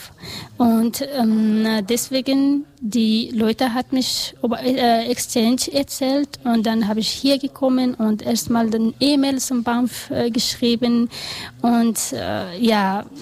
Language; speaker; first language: German; non-native, learner; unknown